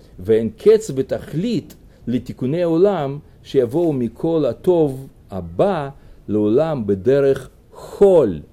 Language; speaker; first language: Hebrew; non-native, fluent; Russian